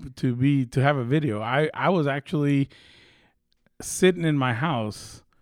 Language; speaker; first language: English; early bilingual, other home language; Spanish